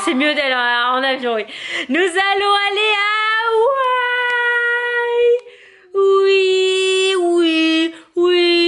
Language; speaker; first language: French; native; French